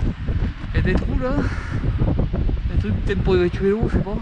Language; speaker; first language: French; native; French